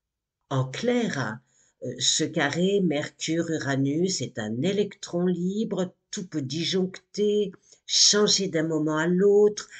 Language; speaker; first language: French; native; French